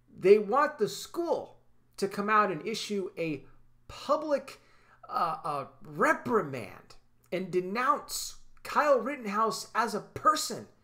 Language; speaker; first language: English; native; English